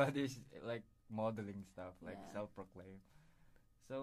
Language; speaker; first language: English; non-native, local second language; Filipino